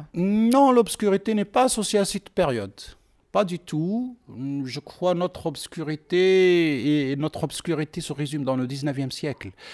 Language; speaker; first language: French; non-native, local second language; Arabic